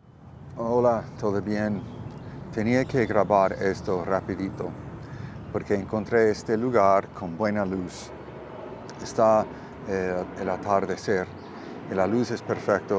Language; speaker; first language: Spanish; non-native, learner; English